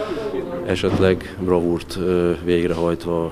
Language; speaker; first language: Hungarian; native; Hungarian